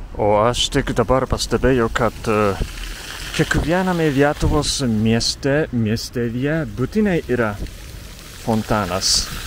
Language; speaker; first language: Lithuanian; non-native, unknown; Japanese